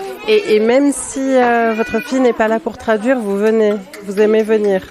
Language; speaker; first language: French; native; French